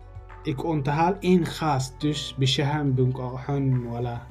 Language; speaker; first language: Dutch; non-native, learner; Tigrinya